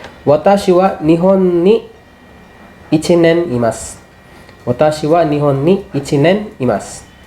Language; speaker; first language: Japanese; non-native, fluent; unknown